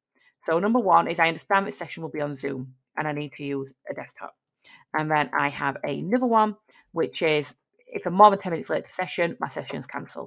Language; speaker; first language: English; native; English